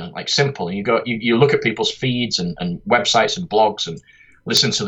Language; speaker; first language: English; native; English